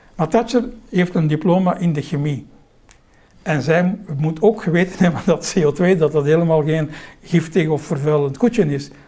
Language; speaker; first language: Dutch; native; Dutch